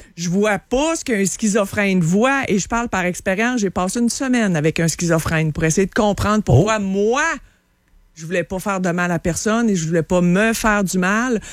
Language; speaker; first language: French; native; French